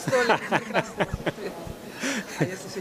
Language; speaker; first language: Russian; native; Russian